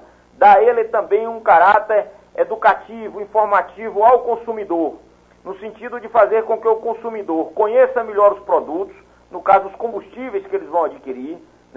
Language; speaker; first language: Portuguese; native; Portuguese